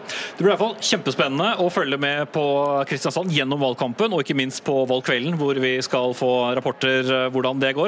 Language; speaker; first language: Norwegian; native; Norwegian